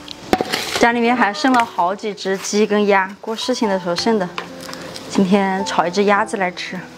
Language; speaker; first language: Chinese; native; Chinese